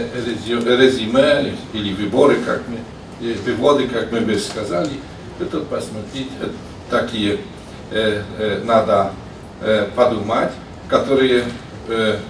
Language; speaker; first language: Russian; non-native, learner; Polish